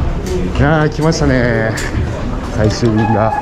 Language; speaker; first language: Japanese; native; Japanese